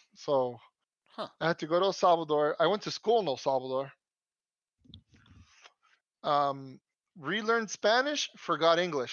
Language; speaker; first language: English; early bilingual, other home language; Spanish